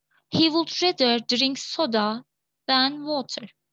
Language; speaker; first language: English; non-native, fluent; Turkish